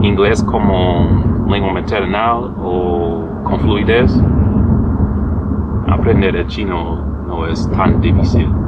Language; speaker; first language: Spanish; non-native, learner; English